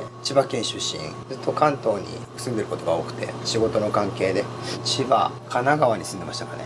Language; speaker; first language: Japanese; native; Japanese